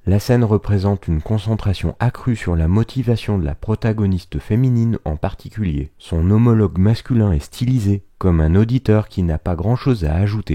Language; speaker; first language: French; native; French